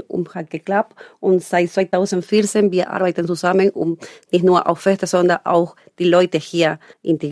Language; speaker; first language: German; non-native, learner; Spanish